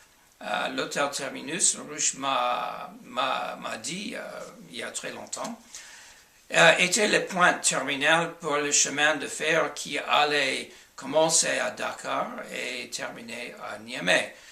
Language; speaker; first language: French; non-native, fluent; English